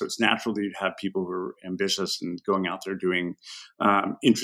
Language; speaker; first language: English; non-native, fluent; Arabic